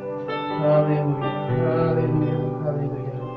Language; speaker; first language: Thai; non-native, fluent; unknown